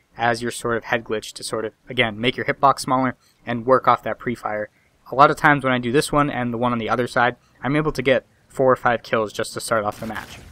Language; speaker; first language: English; native; English